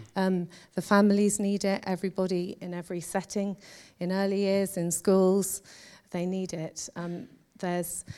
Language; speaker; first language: English; native; English